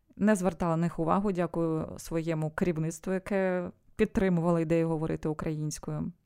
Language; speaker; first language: Ukrainian; non-native, local second language; Russian